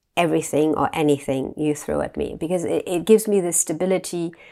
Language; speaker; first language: English; non-native, fluent; German